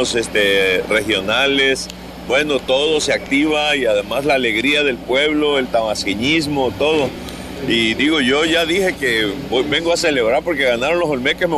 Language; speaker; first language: Spanish; native; Spanish